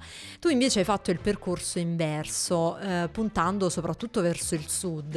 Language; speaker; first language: Italian; native; Italian